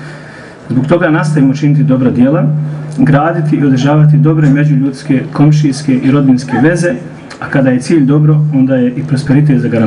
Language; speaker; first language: Croatian; native; Croatian